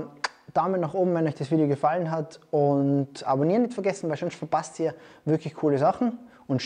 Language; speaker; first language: German; native; German